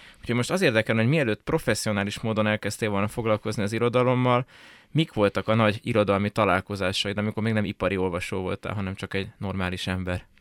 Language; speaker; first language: Hungarian; native; Hungarian